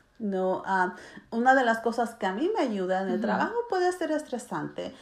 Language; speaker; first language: Spanish; early bilingual, heritage; Spanish